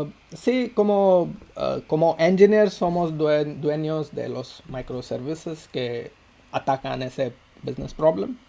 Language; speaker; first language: Spanish; non-native, fluent; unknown